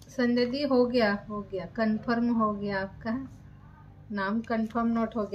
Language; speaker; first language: Hindi; non-native, local second language; Marathi